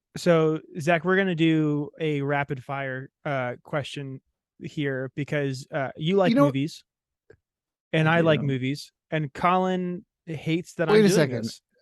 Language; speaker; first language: English; native; English